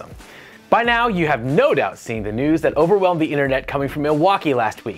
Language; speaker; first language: English; native; English